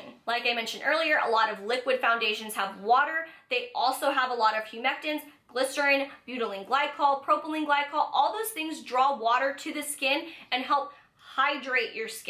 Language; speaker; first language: English; native; English